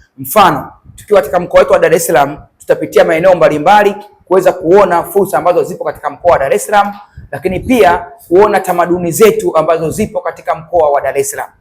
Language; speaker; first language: Swahili; native; Swahili